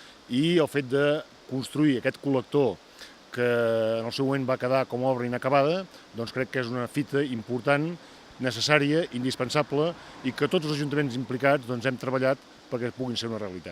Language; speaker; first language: Catalan; native; Catalan